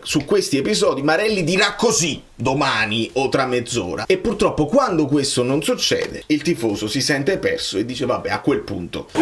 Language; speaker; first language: Italian; native; Italian